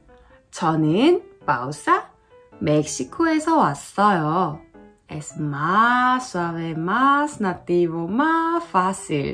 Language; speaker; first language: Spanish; non-native, learner; Korean